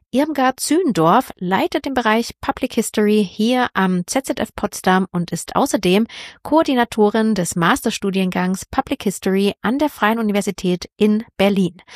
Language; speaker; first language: German; native; German